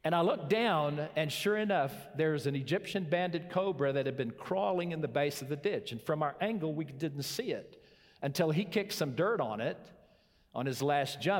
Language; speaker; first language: English; native; English